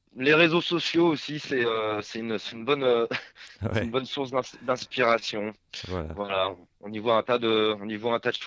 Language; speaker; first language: French; native; French